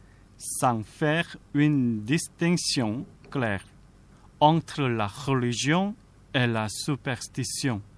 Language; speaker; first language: French; non-native, fluent; Korean